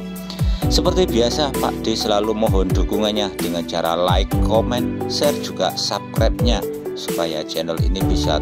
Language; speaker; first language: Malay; non-native, local second language; Javanese